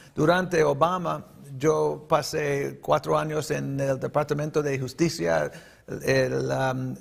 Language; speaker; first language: Spanish; early bilingual, heritage; Spanish